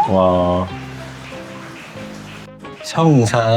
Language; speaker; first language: Korean; native; Korean